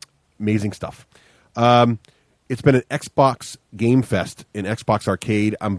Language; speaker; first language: English; native; English